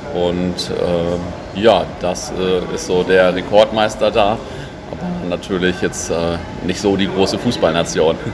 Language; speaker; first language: German; native; German